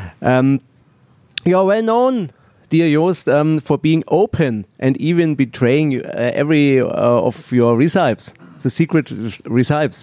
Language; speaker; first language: English; non-native, learner; German